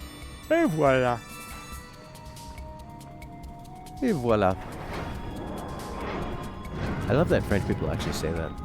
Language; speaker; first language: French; non-native, learner; English